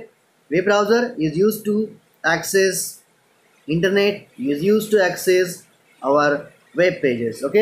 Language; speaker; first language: English; non-native, local second language; Marathi